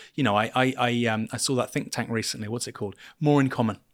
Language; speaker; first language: English; native; English